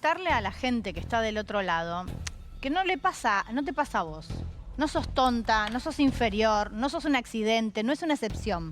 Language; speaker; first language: Spanish; native; Spanish